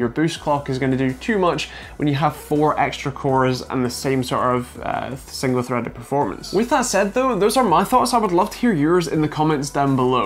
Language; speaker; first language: English; native; English